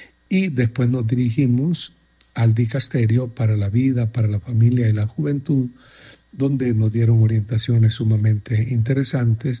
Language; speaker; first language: Spanish; native; Spanish